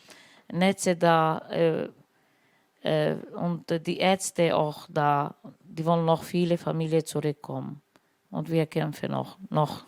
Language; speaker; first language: German; non-native, learner; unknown